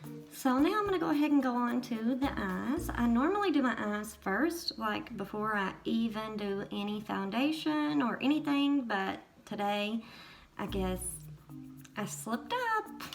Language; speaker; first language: English; native; English